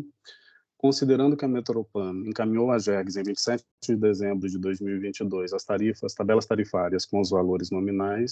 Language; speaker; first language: Portuguese; native; Portuguese